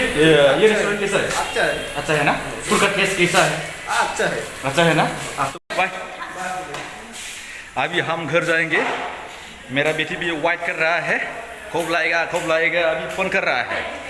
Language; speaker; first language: Hindi; non-native, local second language; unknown